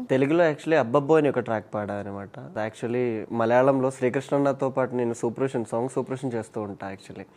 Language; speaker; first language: Telugu; non-native, local second language; Malayalam